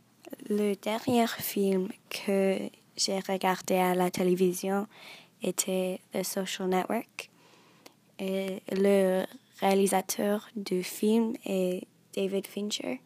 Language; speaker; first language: French; non-native, learner; English